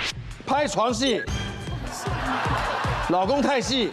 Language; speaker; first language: Chinese; native; Chinese